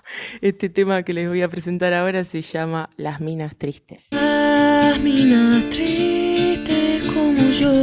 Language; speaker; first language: Spanish; native; Spanish